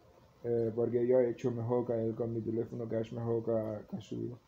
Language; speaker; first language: Spanish; non-native, learner; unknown